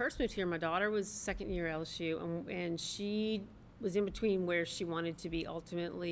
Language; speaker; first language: English; native; English